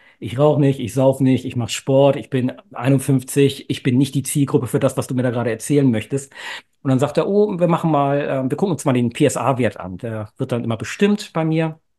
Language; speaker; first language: German; native; German